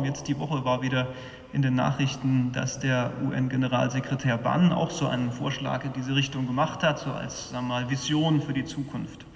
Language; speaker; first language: German; native; German